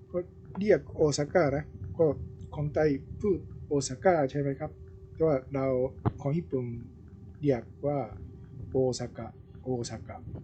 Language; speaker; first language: Thai; non-native, fluent; Japanese